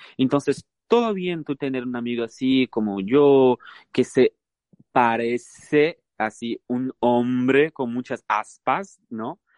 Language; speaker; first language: Spanish; non-native, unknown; Portuguese